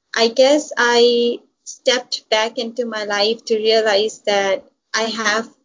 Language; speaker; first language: English; non-native, local second language; Urdu